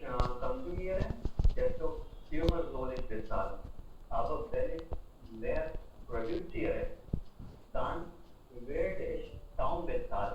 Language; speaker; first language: German; non-native, learner; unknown